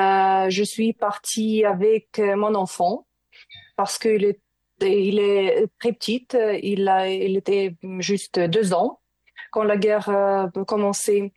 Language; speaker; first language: French; non-native, learner; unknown